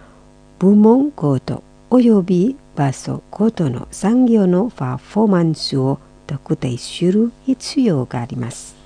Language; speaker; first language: Japanese; non-native, fluent; Indonesian